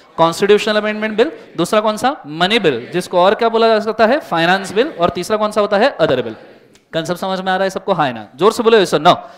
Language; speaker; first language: Hindi; non-native, local second language; Marathi